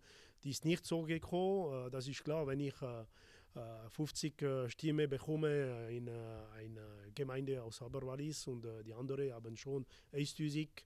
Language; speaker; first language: German; non-native, local second language; French